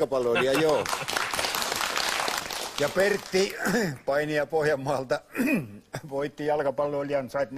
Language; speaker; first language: Finnish; native; Finnish